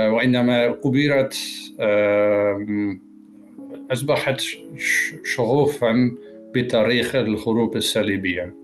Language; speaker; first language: Arabic; non-native, learner; Dutch